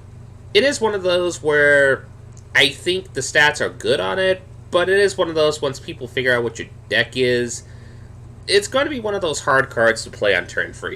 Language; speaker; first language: English; native; English